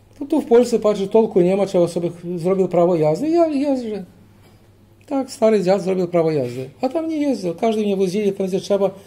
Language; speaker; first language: Polish; early bilingual, heritage; Polish